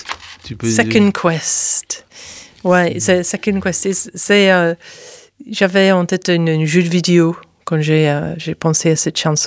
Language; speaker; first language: French; non-native, fluent; English